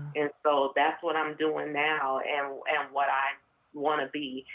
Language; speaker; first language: English; native; English